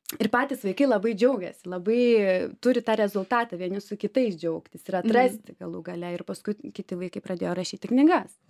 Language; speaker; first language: Lithuanian; native; Lithuanian